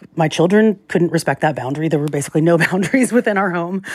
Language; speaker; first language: English; native; English